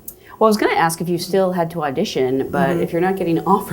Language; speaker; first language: English; native; English